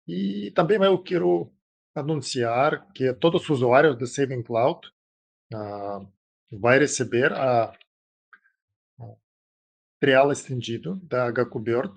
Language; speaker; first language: Portuguese; non-native, fluent; Russian